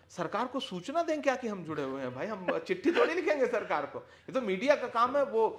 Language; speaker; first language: Hindi; native; Hindi